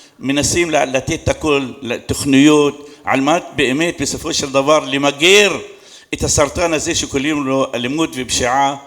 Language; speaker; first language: Hebrew; non-native, local second language; Arabic